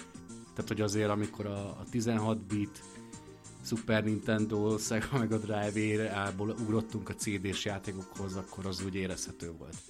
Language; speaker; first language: Hungarian; native; Hungarian